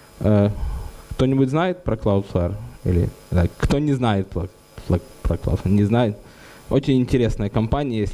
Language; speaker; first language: Russian; native; Russian